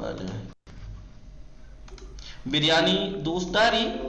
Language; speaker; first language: Persian; non-native, fluent; Urdu